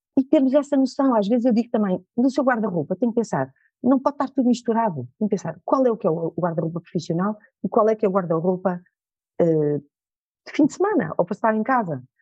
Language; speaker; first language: Portuguese; native; Portuguese